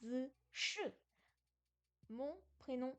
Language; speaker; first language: Chinese; non-native, learner; French